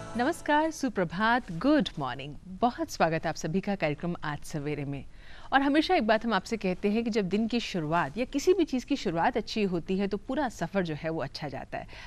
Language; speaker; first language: Hindi; native; Hindi